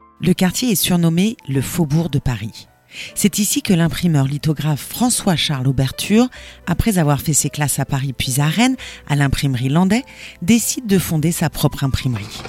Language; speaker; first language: French; native; French